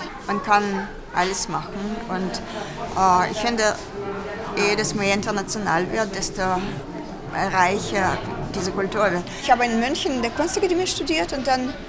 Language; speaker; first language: German; non-native, fluent; Russian